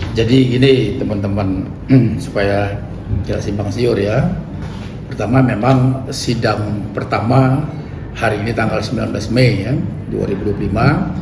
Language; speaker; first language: Indonesian; native; Indonesian